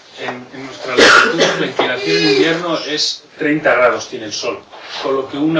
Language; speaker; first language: Spanish; native; Spanish